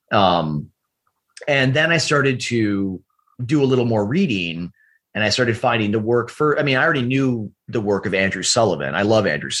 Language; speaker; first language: English; native; English